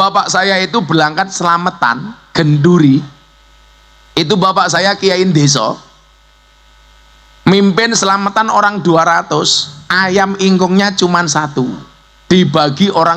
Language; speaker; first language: Indonesian; non-native, local second language; Javanese